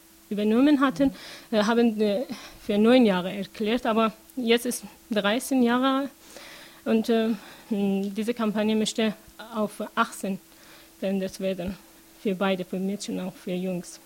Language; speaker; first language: German; non-native, learner; Persian